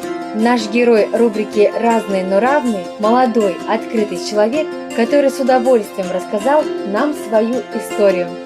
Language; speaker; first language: Russian; native; Russian